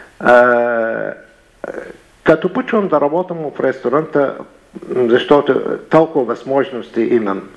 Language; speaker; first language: Bulgarian; non-native, learner; Arabic